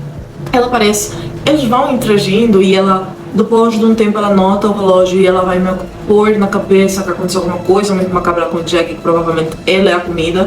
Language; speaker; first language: Portuguese; native; Portuguese